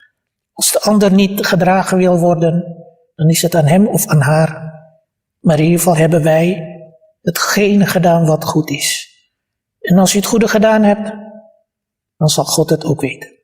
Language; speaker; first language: Dutch; early bilingual, other home language; Malay